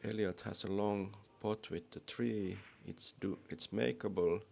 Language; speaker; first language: English; non-native, fluent; Finnish